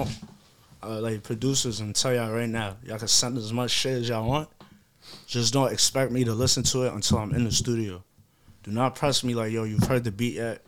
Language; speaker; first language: English; native; English